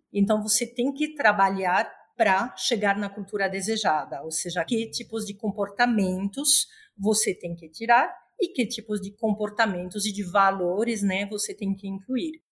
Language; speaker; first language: Portuguese; non-native, fluent; Spanish